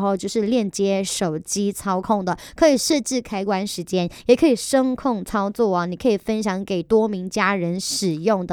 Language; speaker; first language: Chinese; native; Chinese